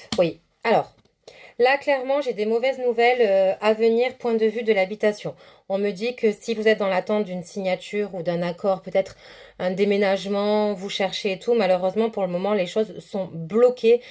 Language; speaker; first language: French; native; French